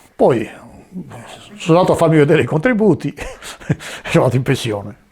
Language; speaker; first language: Italian; native; Italian